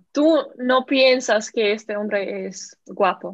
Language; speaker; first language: Spanish; non-native, learner; English